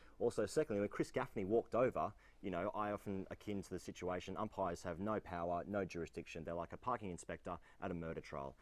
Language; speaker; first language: English; native; English